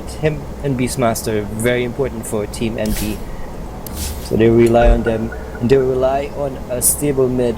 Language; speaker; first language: English; native; English